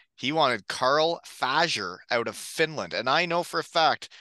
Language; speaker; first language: English; native; English